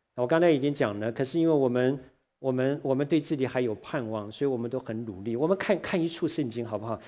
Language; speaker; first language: Chinese; native; Chinese